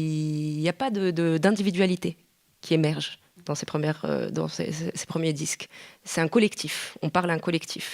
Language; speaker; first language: French; native; French